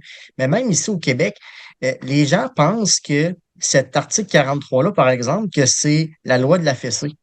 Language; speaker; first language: French; native; French